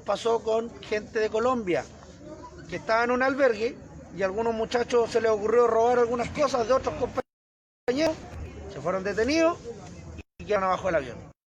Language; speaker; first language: Spanish; native; Spanish